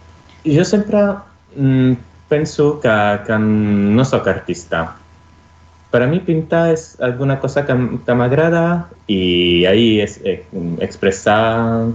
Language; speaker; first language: Catalan; non-native, learner; Italian